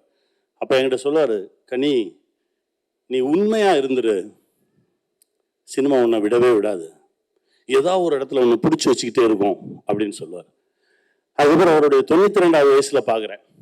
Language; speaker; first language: Tamil; native; Tamil